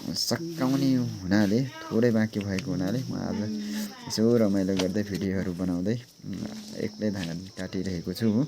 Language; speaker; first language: Nepali; native; Nepali